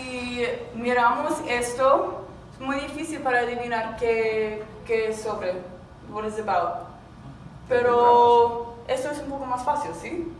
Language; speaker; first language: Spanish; non-native, learner; English